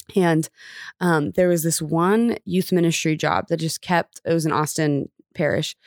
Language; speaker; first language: English; native; English